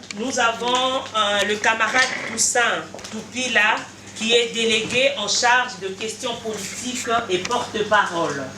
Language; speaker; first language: French; non-native, local second language; Lingala